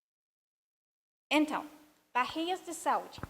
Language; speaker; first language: Portuguese; non-native, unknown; Persian